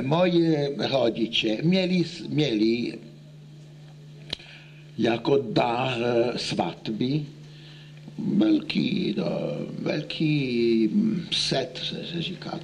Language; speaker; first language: Czech; non-native, learner; Italian